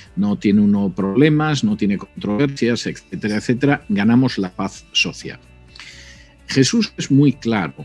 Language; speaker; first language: Spanish; native; Spanish